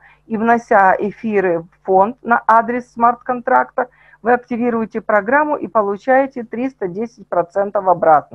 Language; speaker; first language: Russian; native; Russian